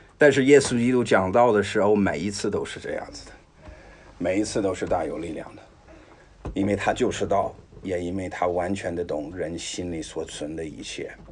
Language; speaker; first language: Chinese; non-native, fluent; English